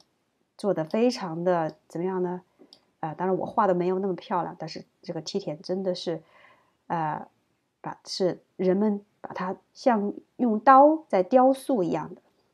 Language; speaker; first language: Chinese; native; Chinese